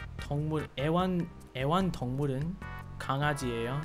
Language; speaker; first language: Korean; non-native, learner; English